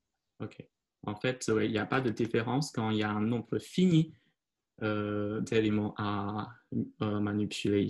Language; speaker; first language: French; non-native, fluent; Chinese